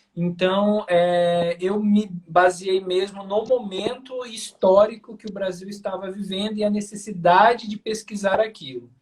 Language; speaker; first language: Portuguese; native; Portuguese